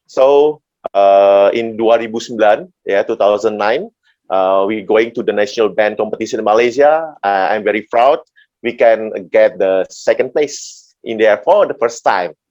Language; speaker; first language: English; non-native, learner; Indonesian